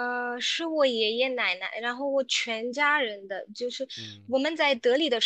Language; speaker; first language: Chinese; non-native, local second language; Tamil